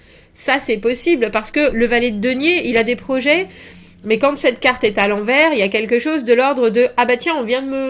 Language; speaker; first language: French; native; French